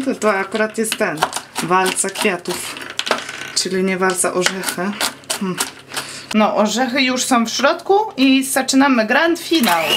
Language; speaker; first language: Polish; non-native, learner; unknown